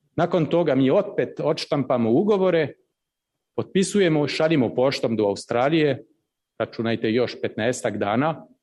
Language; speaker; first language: Serbian; native; Serbian